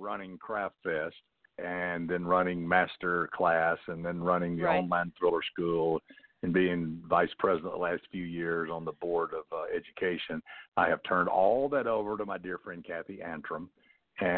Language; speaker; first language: English; native; English